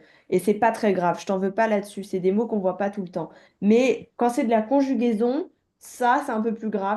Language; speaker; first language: French; native; French